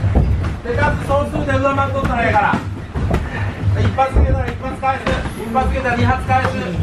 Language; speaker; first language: Japanese; native; Japanese